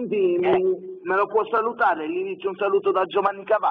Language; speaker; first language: Italian; native; Italian